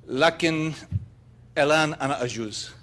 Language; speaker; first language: Arabic; non-native, learner; English